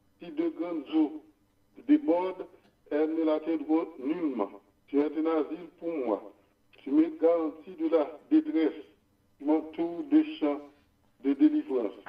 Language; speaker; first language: French; non-native, local second language; Haitian Creole